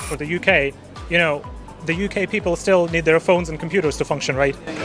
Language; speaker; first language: English; non-native, fluent; Polish